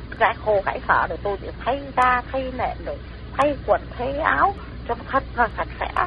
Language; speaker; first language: Vietnamese; native; Vietnamese